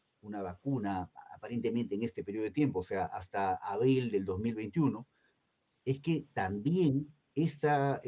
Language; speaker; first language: Spanish; native; Spanish